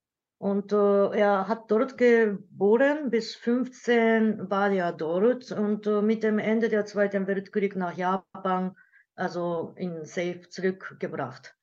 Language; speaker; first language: German; non-native, learner; Japanese